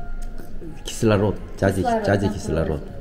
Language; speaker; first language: Russian; non-native, learner; Korean